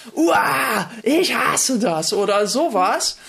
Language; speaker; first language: German; native; German